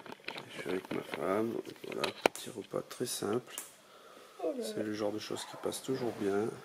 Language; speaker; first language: French; native; French